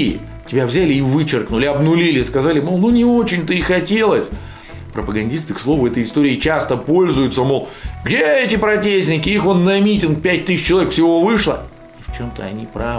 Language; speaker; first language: Russian; native; Russian